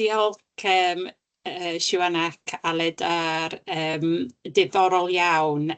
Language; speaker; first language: Welsh; non-native, local second language; English